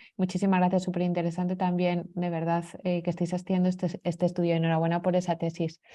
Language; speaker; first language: Spanish; native; Spanish